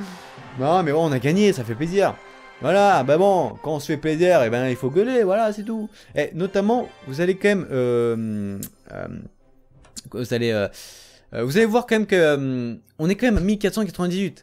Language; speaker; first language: French; native; French